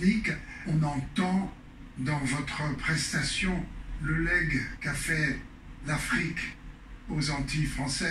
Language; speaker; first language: French; native; French